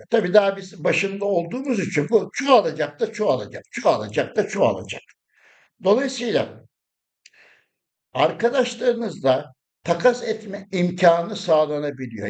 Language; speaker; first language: Turkish; native; Turkish